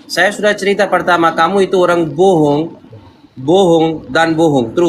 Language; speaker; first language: Indonesian; non-native, learner; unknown